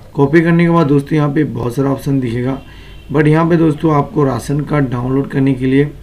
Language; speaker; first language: Hindi; non-native, local second language; Bangla